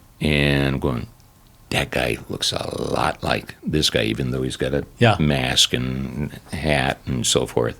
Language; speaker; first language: English; native; English